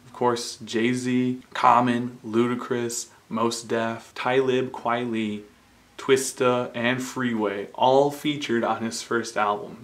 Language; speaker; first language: English; native; English